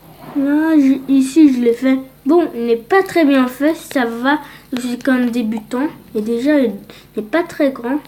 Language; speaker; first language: French; early bilingual, other home language; Polish